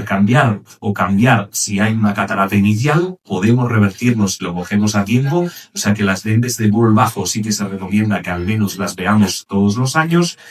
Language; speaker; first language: Spanish; native; Spanish